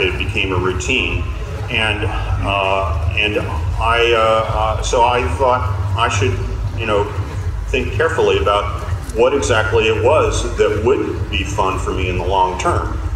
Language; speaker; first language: English; native; English